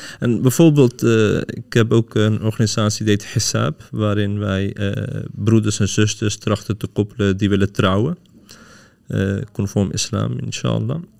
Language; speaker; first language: Dutch; early bilingual, other home language; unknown